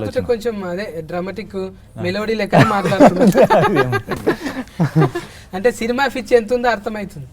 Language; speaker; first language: Telugu; native; Telugu